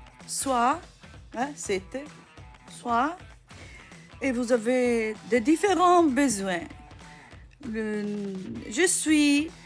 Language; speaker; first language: French; non-native, learner; Italian